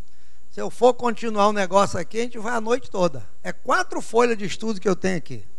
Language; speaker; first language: Portuguese; native; Portuguese